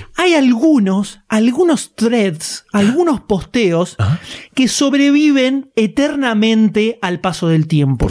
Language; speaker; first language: Spanish; native; Spanish